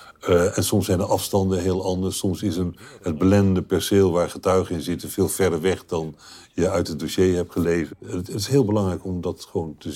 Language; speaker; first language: Dutch; native; Dutch